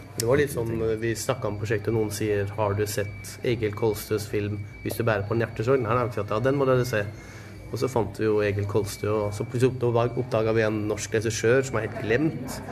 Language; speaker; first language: Norwegian; native; Norwegian